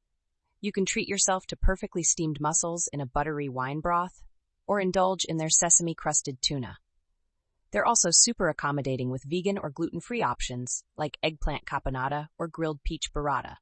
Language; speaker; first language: English; native; English